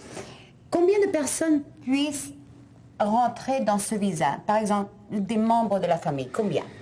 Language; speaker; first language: French; non-native, fluent; Spanish